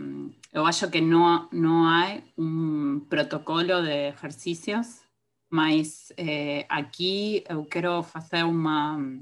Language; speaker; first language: Portuguese; non-native, fluent; Spanish